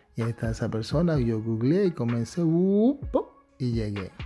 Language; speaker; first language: Spanish; early bilingual, heritage; Spanish